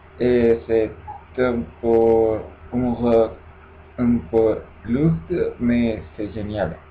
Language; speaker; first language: French; non-native, learner; Spanish